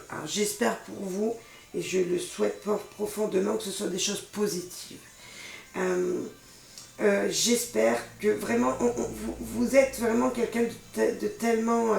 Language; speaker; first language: French; native; French